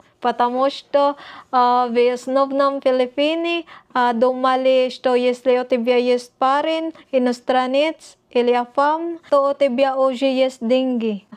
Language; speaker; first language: Russian; non-native, learner; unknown